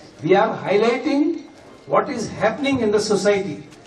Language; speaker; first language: English; non-native, local second language; Telugu